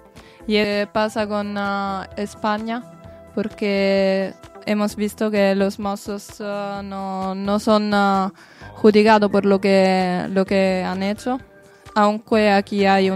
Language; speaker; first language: Spanish; non-native, learner; Italian